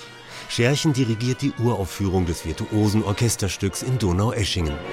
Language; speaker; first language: German; native; German